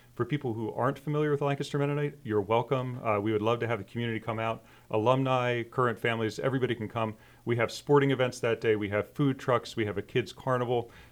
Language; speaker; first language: English; native; English